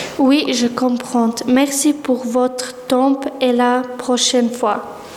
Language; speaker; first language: French; non-native, learner; Albanian